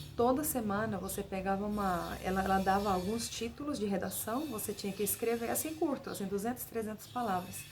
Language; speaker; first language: Portuguese; non-native, fluent; Finnish